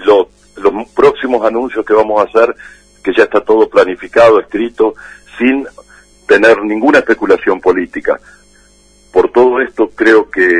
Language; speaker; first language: Spanish; native; Spanish